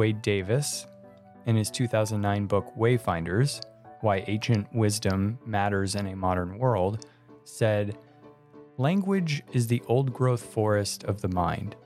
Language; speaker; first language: English; native; English